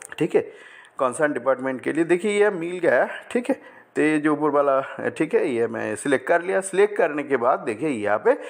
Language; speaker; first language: Hindi; non-native, local second language; Bangla